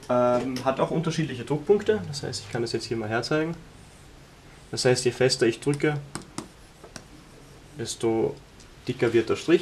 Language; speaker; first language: German; native; German